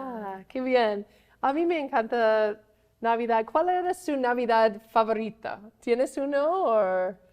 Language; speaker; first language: Spanish; non-native, fluent; English